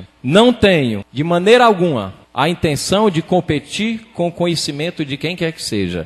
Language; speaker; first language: Portuguese; native; Portuguese